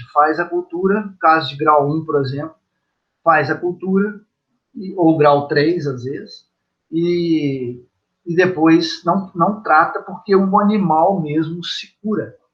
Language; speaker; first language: Portuguese; native; Portuguese